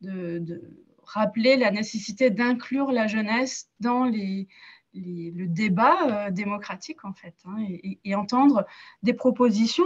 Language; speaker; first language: French; native; French